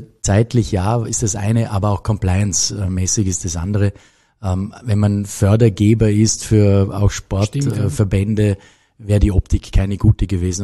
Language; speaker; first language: German; native; German